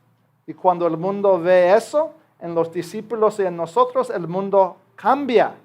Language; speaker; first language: Spanish; non-native, fluent; English